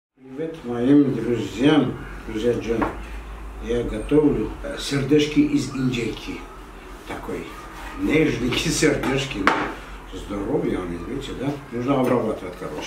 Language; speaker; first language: Russian; non-native, fluent; Armenian